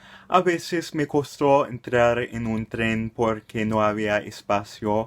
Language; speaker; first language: Spanish; non-native, fluent; English